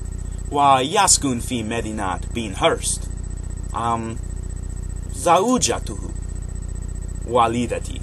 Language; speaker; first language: Arabic; non-native, learner; English